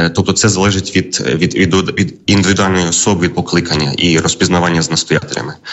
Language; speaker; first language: Ukrainian; early bilingual, heritage; Ukrainian